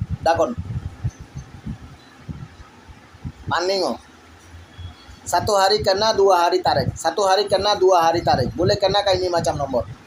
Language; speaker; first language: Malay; non-native, fluent; Bangla